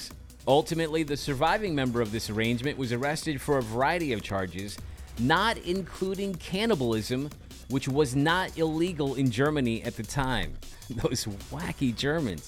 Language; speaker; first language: English; native; English